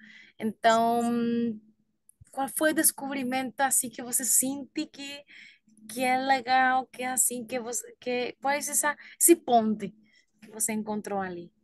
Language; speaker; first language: Portuguese; non-native, learner; Spanish